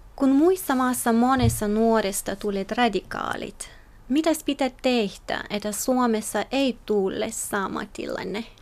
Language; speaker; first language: Finnish; non-native, learner; Ukrainian